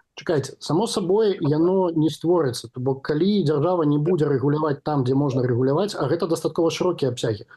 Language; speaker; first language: Belarusian; non-native, local second language; Russian